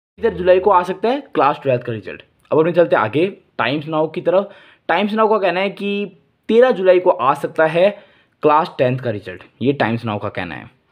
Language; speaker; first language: Hindi; native; Hindi